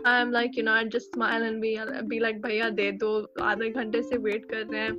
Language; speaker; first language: English; native; English